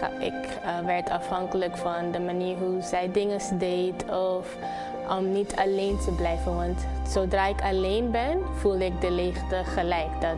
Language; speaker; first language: Dutch; non-native, local second language; Papiamento